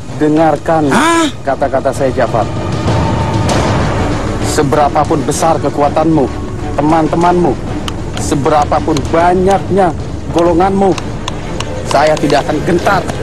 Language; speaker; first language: Indonesian; native; Indonesian